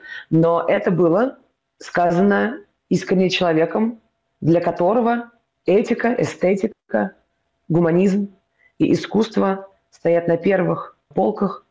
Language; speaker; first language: Russian; native; Russian